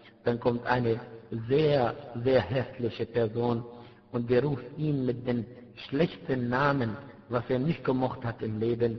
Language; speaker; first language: German; non-native, fluent; Arabic